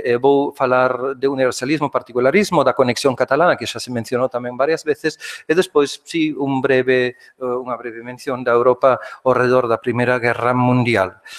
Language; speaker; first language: Galician; non-native, fluent; German